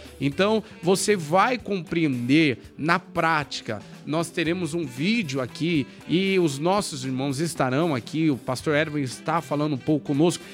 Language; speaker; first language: Portuguese; native; Portuguese